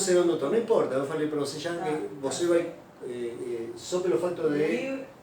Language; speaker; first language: Portuguese; non-native, fluent; Spanish